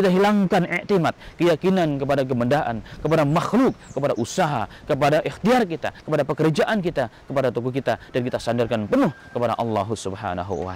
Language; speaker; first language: Indonesian; native; Indonesian